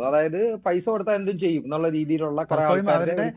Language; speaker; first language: Malayalam; native; Malayalam